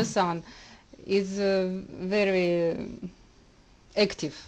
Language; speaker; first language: English; non-native, learner; Russian